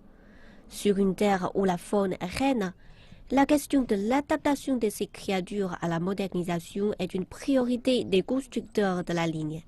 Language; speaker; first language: French; non-native, fluent; Chinese